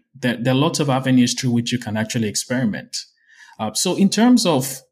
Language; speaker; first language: English; non-native, local second language; Yoruba